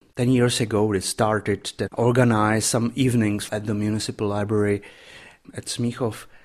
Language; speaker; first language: English; non-native, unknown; Czech